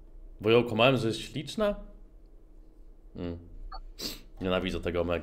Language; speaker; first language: Polish; native; Polish